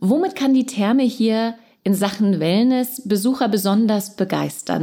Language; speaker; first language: German; native; German